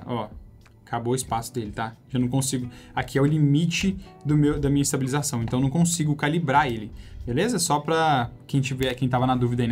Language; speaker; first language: Portuguese; native; Portuguese